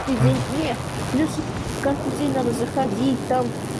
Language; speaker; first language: Russian; native; Russian